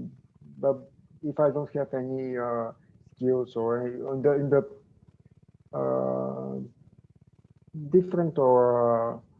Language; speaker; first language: English; non-native, learner; Bulgarian